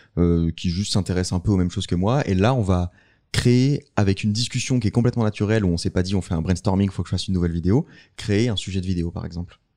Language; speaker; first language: French; native; French